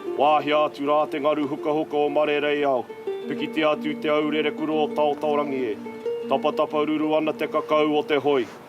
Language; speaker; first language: Māori; native; Māori